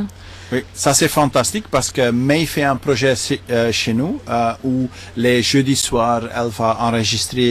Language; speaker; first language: French; non-native, local second language; Dutch